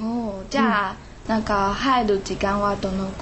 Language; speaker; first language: Japanese; non-native, learner; Chinese